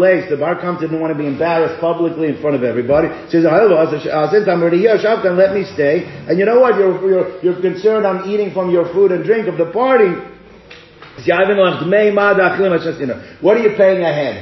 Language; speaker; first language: English; native; English